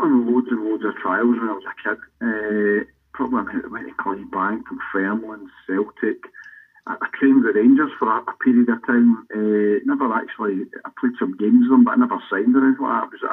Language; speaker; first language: English; native; English